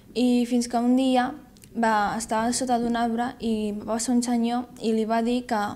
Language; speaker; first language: Catalan; non-native, fluent; Chinese